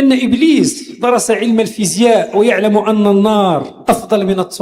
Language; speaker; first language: Arabic; native; Arabic